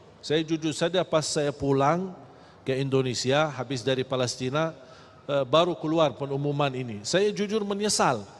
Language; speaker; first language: Malay; non-native, fluent; Arabic